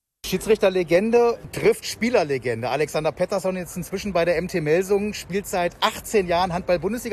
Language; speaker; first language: German; native; German